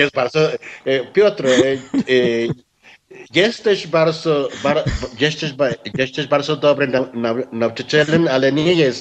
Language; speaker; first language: Polish; non-native, learner; Spanish